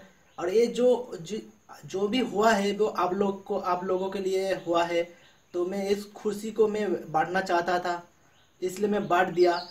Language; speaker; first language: Hindi; non-native, local second language; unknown